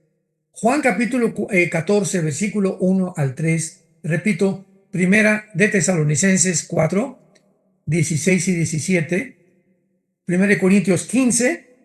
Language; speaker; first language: Spanish; native; Spanish